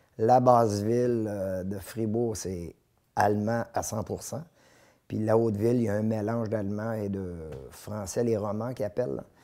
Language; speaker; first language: French; native; French